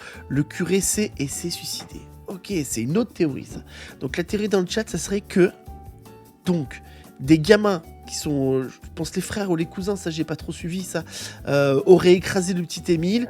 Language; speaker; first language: French; native; French